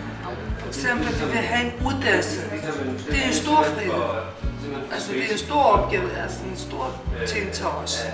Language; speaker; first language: Danish; non-native, learner; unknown